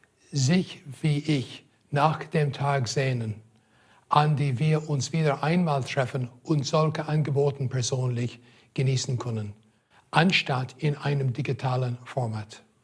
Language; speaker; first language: German; non-native, fluent; English